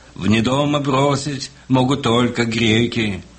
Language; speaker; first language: Russian; native; Russian